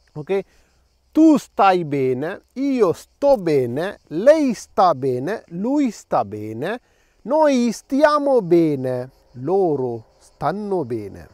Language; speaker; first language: Italian; non-native, fluent; Tamil